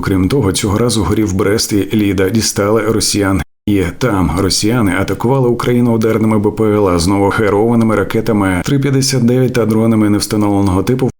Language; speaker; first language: Ukrainian; native; Ukrainian